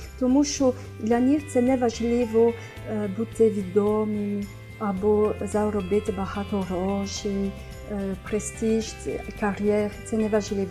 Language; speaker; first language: Ukrainian; non-native, fluent; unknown